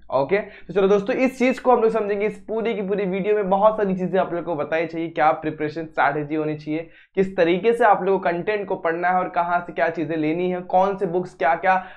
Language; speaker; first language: Hindi; native; Hindi